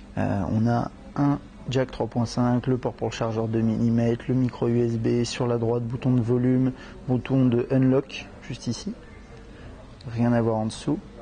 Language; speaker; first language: French; native; French